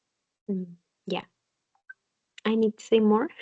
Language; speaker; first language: English; non-native, learner; Spanish